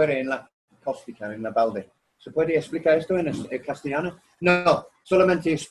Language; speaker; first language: Spanish; non-native, learner; English